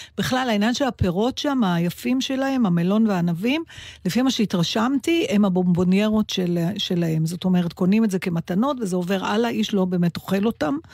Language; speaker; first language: Hebrew; native; Hebrew